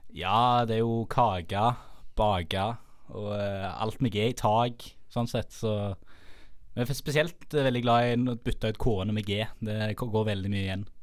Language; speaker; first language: Norwegian; native; Norwegian